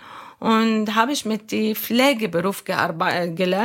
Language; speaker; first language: German; non-native, learner; Arabic